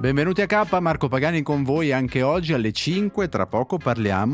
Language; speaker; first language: Italian; native; Italian